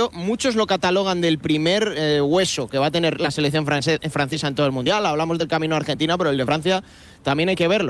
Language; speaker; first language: Spanish; native; Spanish